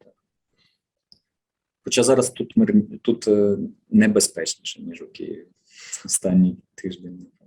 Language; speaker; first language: Ukrainian; native; Ukrainian